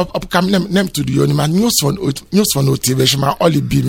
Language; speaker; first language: Hungarian; non-native, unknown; Yoruba